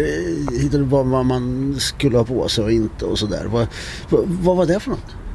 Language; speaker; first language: Swedish; native; Swedish